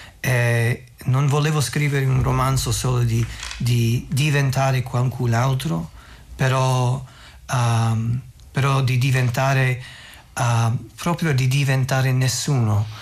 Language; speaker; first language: Italian; non-native, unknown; English